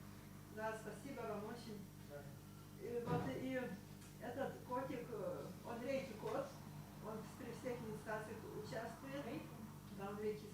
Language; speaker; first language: Russian; non-native, local second language; Lithuanian